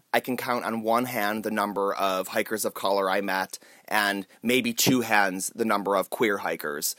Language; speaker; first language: English; native; English